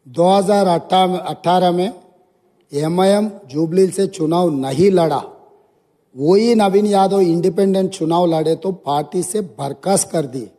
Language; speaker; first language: Hindi; non-native, local second language; Telugu